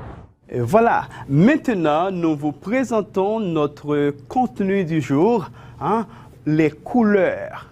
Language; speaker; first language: French; non-native, fluent; Spanish